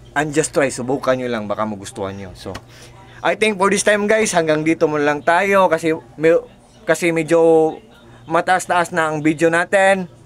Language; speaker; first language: Filipino; non-native, local second language; Cebuano